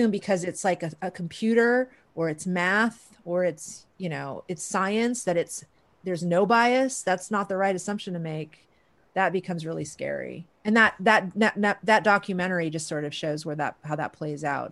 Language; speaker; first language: English; early bilingual, other home language; Persian